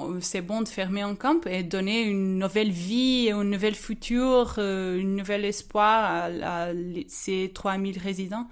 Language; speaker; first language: French; non-native, fluent; Portuguese